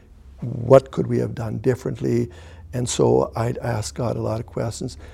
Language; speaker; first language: English; early bilingual, other home language; German